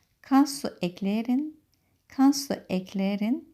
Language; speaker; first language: German; non-native, fluent; Turkish